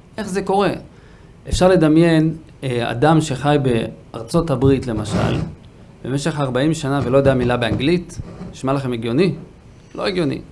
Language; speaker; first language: Hebrew; native; Hebrew